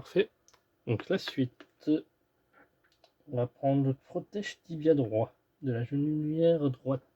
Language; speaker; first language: French; native; French